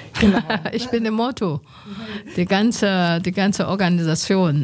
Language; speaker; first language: German; non-native, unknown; Chinese